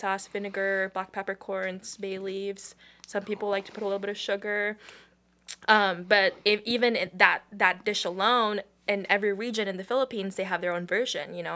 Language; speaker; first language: English; non-native, local second language; Filipino